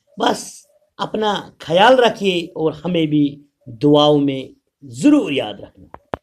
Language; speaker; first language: Urdu; non-native, local second language; Kashmiri